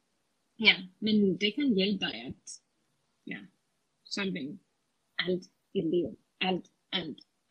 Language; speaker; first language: Danish; non-native, learner; Spanish